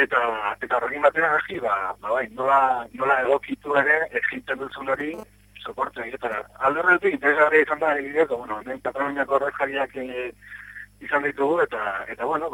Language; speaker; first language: Basque; native; Basque